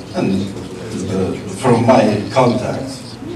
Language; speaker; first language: English; non-native, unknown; Ukrainian